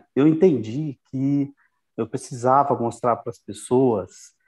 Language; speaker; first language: Portuguese; native; Portuguese